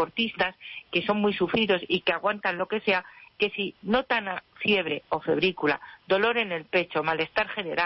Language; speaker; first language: Spanish; native; Spanish